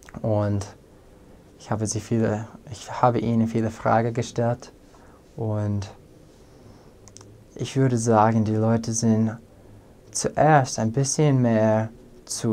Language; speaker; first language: German; non-native, fluent; English